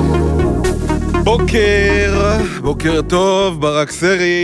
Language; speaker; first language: Hebrew; native; Hebrew